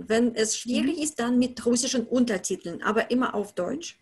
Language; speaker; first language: German; non-native, fluent; Russian